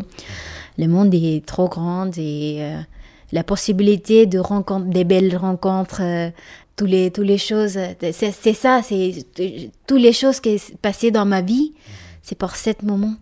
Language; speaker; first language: French; non-native, learner; Malayalam